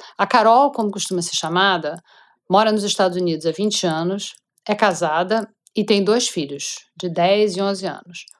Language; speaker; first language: Portuguese; native; Portuguese